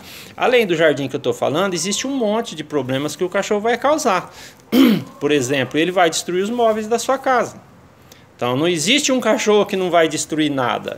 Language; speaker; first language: Portuguese; native; Portuguese